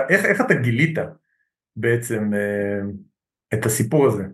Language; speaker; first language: Hebrew; native; Hebrew